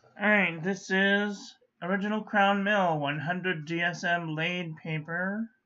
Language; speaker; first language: English; native; English